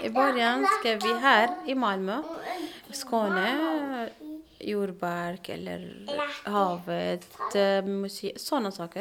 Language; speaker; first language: Swedish; non-native, learner; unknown